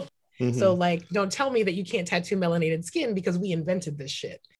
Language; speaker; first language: English; native; English